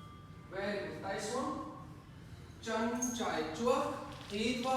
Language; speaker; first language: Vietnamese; non-native, learner; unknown